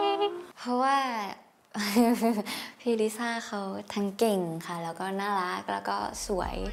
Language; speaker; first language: Korean; non-native, learner; Thai